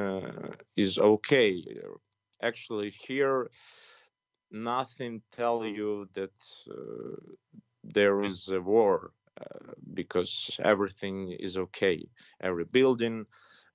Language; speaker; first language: English; non-native, fluent; Ukrainian